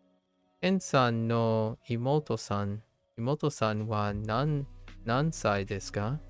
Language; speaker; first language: Japanese; non-native, learner; English